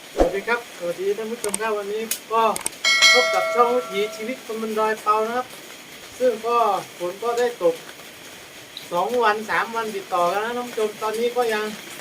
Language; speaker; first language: Thai; native; Thai